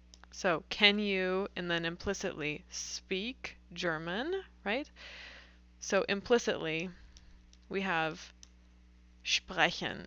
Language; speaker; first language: English; native; English